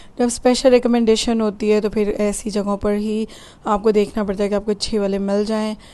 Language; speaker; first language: Urdu; native; Urdu